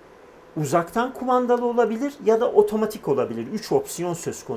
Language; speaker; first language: Turkish; native; Turkish